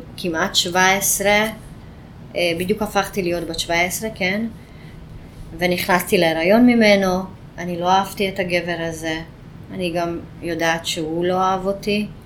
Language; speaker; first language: Hebrew; non-native, fluent; Hungarian